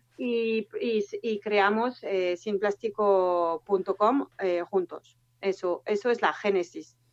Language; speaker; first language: Spanish; non-native, fluent; French